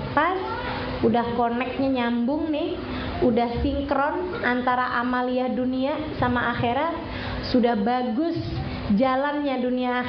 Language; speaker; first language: Indonesian; native; Indonesian